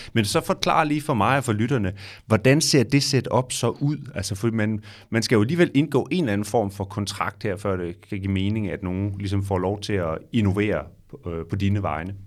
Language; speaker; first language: Danish; native; Danish